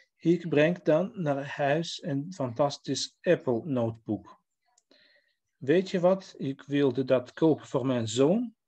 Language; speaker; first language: Dutch; non-native, fluent; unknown